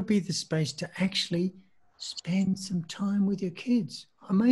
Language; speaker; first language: English; native; English